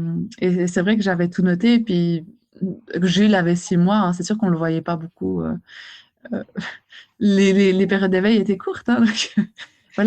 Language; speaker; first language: French; native; French